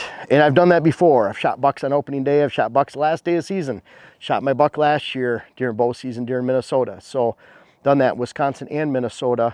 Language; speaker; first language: English; native; English